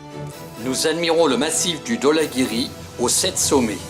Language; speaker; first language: French; native; French